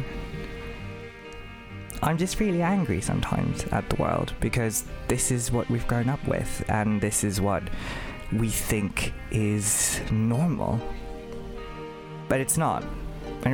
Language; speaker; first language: English; non-native, local second language; Bangla